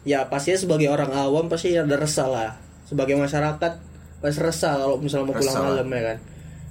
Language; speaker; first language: Indonesian; native; Indonesian